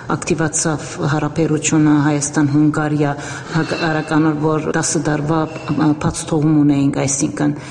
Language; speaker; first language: Armenian; early bilingual, heritage; Armenian